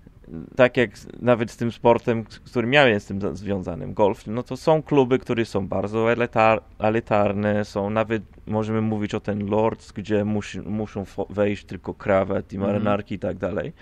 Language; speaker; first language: Polish; non-native, fluent; English